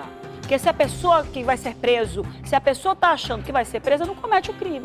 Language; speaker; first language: Portuguese; native; Portuguese